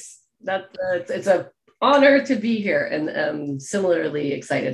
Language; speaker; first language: English; native; English